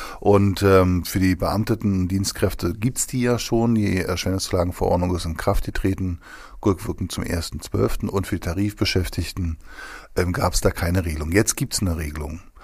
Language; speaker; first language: German; native; German